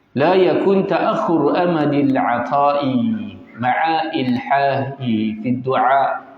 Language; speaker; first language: Malay; native; Malay